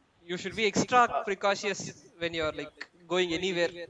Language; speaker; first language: English; non-native, local second language; Tamil